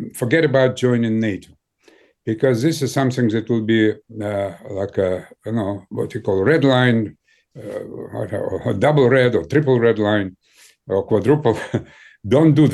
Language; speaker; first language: English; non-native, fluent; Ukrainian